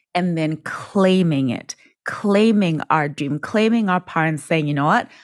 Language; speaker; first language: English; non-native, local second language; Shona